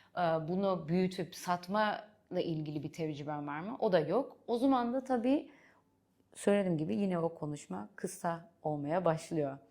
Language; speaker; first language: Turkish; early bilingual, heritage; Turkish